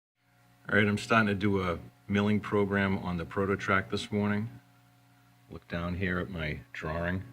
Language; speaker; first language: English; native; English